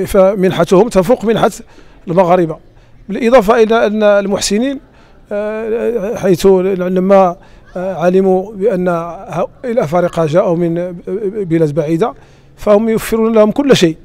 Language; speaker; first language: Arabic; native; Arabic